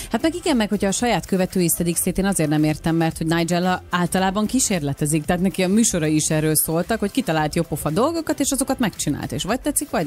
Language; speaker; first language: Hungarian; native; Hungarian